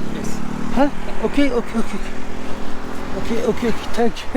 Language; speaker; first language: English; non-native, learner; Turkish